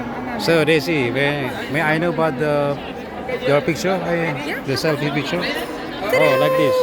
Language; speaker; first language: English; non-native, learner; Indonesian